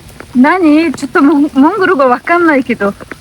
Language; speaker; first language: Japanese; non-native, fluent; Mongolian